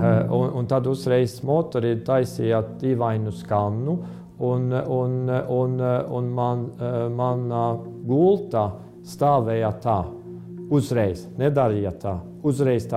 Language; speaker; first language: Latvian; non-native, fluent; Estonian